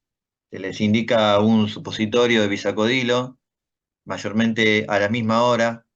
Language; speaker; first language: Spanish; native; Spanish